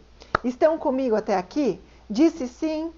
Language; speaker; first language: Portuguese; native; Portuguese